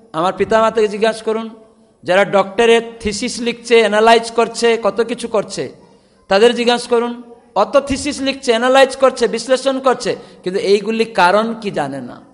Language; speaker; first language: Bangla; non-native, fluent; Odia